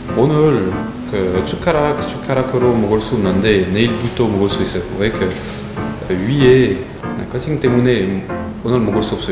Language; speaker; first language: Korean; non-native, learner; French